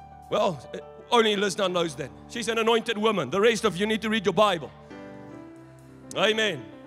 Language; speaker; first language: English; non-native, local second language; Afrikaans